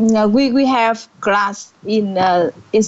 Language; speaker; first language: English; non-native, learner; Vietnamese